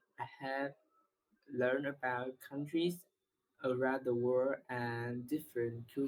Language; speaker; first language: English; non-native, learner; Vietnamese